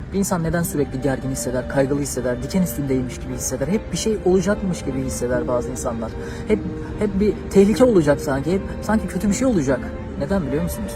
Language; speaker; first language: Turkish; native; Turkish